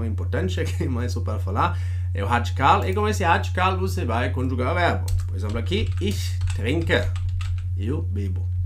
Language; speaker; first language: Portuguese; non-native, fluent; German